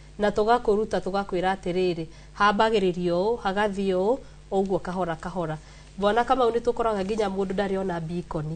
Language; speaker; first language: Kikuyu; native; Kikuyu